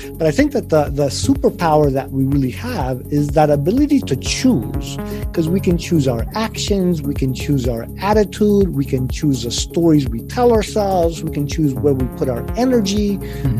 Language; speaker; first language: English; early bilingual, other home language; Spanish